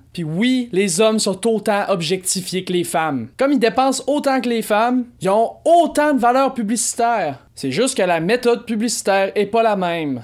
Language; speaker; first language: French; native; French